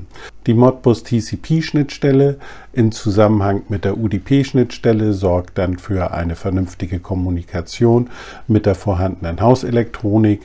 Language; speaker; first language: German; native; German